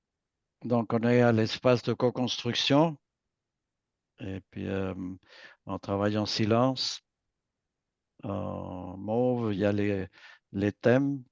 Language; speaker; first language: French; native; French